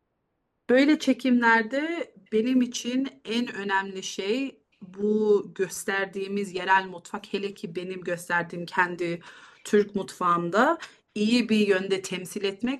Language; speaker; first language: Turkish; early bilingual, heritage; Turkish